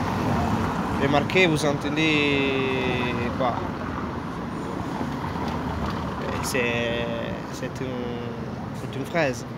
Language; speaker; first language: French; non-native, learner; Italian